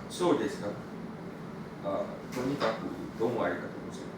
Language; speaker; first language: Japanese; non-native, learner; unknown